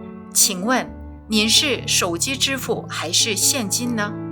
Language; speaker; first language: Chinese; non-native, fluent; Korean